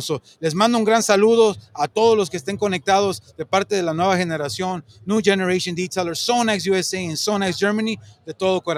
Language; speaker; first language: Spanish; native; Spanish